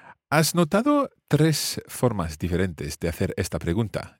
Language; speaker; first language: Spanish; non-native, fluent; English